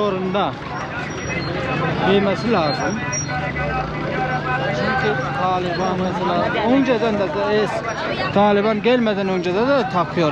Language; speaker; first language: Turkish; non-native, learner; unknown